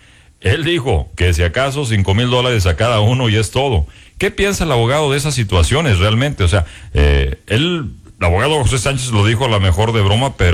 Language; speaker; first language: Spanish; native; Spanish